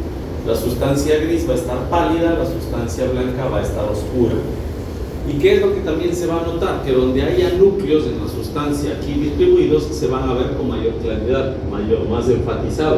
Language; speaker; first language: Spanish; native; Spanish